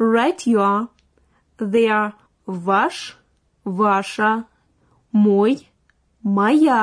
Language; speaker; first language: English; non-native, fluent; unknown